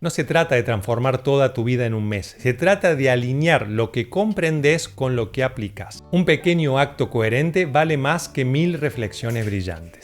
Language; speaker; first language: Spanish; native; Spanish